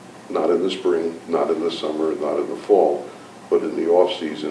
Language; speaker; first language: English; native; English